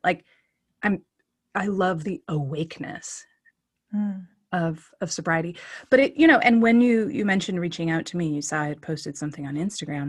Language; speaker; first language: English; native; English